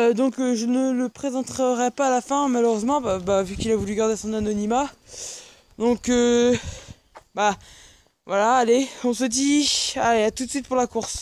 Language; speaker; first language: French; native; French